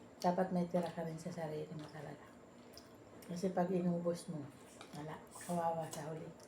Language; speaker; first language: Filipino; non-native, local second language; Bikol